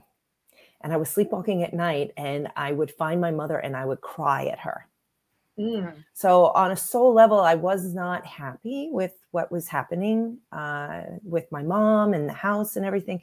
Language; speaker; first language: English; native; English